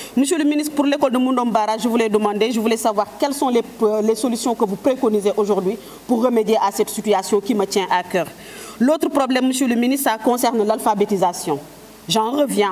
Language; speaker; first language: French; non-native, local second language; Wolof